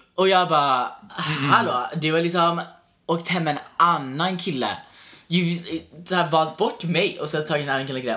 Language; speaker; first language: Swedish; native; Swedish